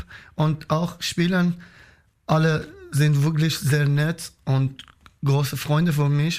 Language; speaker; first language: German; non-native, learner; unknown